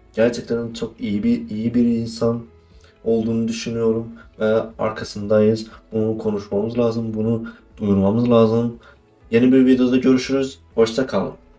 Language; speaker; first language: Turkish; non-native, fluent; Azerbaijani